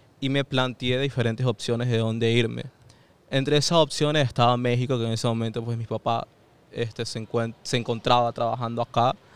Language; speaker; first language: Spanish; native; Spanish